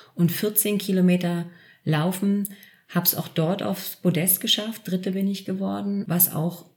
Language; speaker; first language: German; native; German